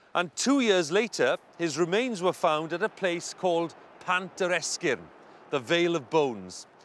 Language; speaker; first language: English; non-native, local second language; Welsh